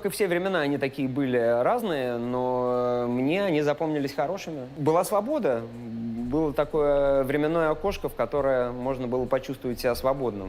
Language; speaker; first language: Russian; native; Russian